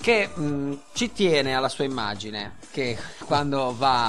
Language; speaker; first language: Italian; native; Italian